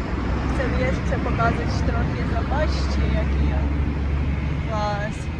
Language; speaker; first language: Polish; non-native, learner; Russian